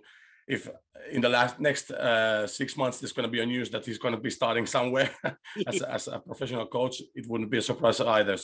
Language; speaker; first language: English; non-native, fluent; Spanish